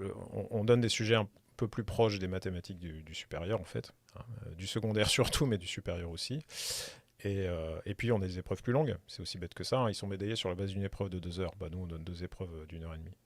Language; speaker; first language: French; native; French